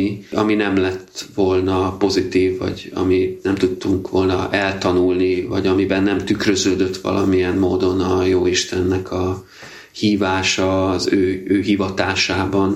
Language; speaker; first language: Hungarian; native; Hungarian